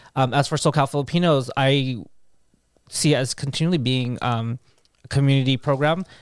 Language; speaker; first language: English; native; English